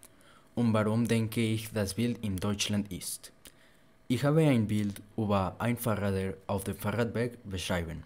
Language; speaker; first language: German; non-native, learner; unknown